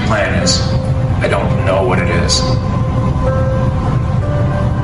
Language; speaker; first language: English; native; English